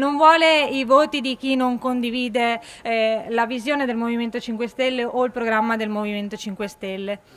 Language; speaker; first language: Italian; native; Italian